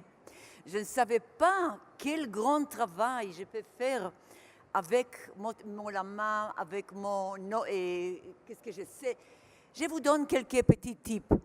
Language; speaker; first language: French; non-native, learner; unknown